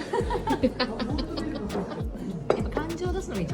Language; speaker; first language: Japanese; native; Japanese